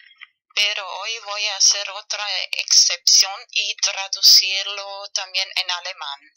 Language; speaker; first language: Spanish; non-native, learner; German